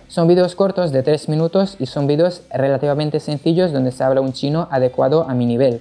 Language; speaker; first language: Spanish; non-native, fluent; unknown